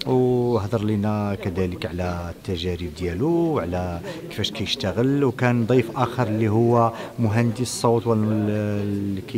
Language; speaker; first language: Arabic; native; Arabic